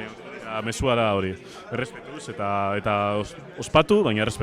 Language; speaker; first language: Basque; non-native, local second language; Spanish